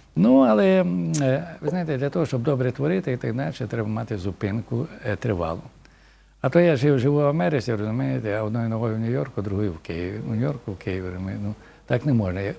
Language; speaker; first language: Ukrainian; native; Ukrainian